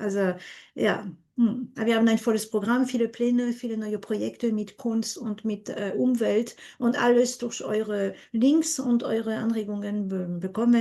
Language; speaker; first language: German; non-native, fluent; French